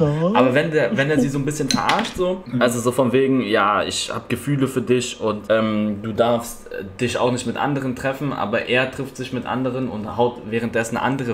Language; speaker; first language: German; native; German